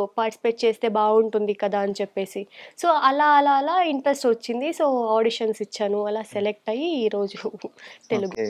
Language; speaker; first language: Telugu; non-native, local second language; Kannada